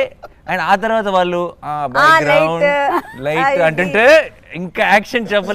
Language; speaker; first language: Telugu; native; Telugu